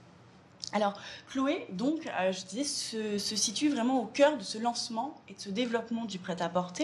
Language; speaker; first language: French; native; French